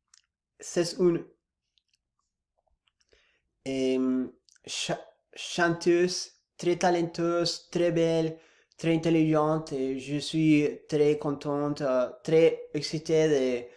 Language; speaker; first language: French; non-native, learner; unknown